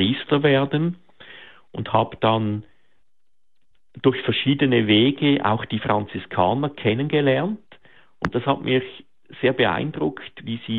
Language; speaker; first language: German; native; German